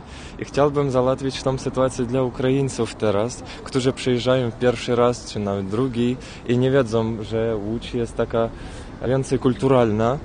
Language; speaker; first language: Polish; non-native, fluent; Ukrainian